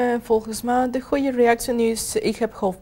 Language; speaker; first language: Dutch; non-native, learner; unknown